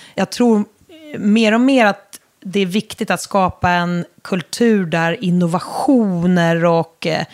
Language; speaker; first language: Swedish; native; Swedish